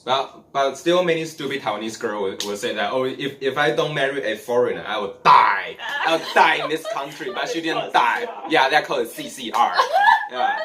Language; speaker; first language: English; non-native, learner; Chinese